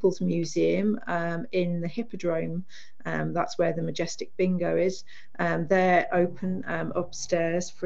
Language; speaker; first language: English; native; English